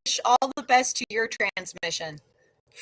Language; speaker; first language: English; native; English